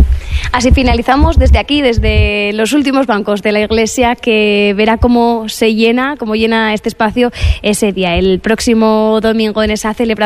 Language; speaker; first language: Spanish; native; Spanish